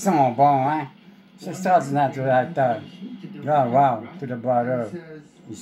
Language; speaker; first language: English; non-native, learner; French